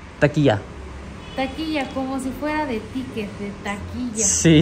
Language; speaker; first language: Spanish; native; Spanish